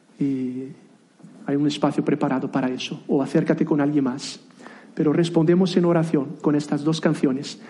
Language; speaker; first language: Spanish; non-native, fluent; Portuguese